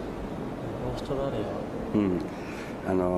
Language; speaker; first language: Japanese; non-native, fluent; English